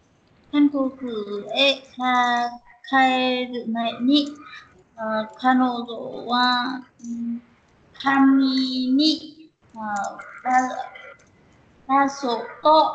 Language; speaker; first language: Japanese; non-native, learner; Vietnamese